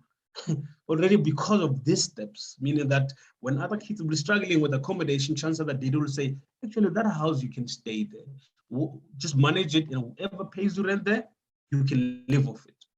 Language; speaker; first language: English; non-native, local second language; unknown